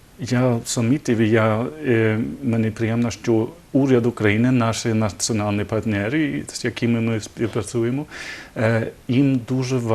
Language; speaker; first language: Ukrainian; non-native, learner; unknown